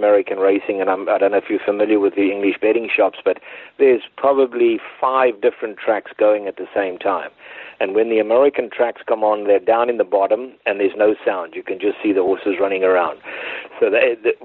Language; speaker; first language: English; native; English